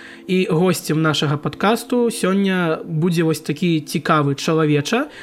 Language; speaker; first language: Belarusian; non-native, local second language; Russian